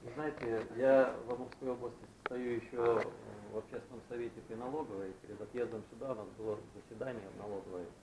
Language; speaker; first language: Russian; native; Russian